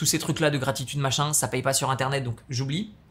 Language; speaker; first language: French; native; French